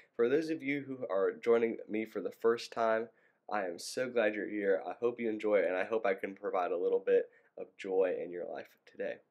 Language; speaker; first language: English; native; English